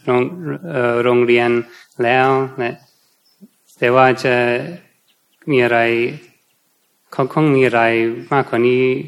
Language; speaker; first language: Thai; non-native, fluent; English